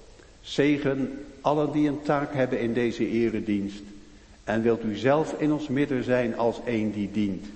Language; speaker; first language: Dutch; native; Dutch